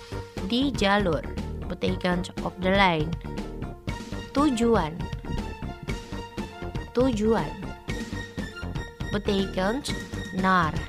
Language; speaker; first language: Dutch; non-native, fluent; Indonesian